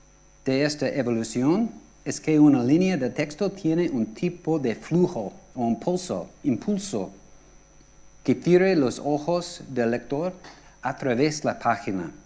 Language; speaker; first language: Spanish; non-native, fluent; English